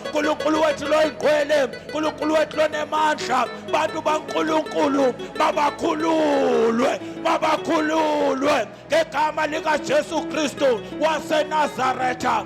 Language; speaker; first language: Zulu; non-native, local second language; Swati